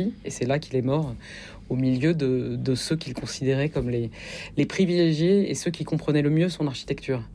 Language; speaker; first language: French; native; French